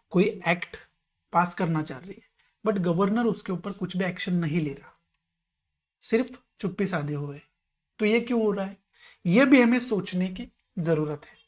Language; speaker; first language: Hindi; non-native, local second language; Marathi